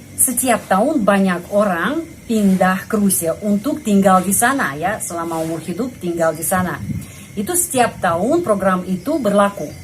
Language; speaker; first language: Indonesian; non-native, fluent; Russian